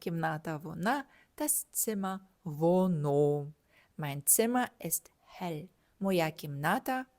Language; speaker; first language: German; non-native, fluent; Ukrainian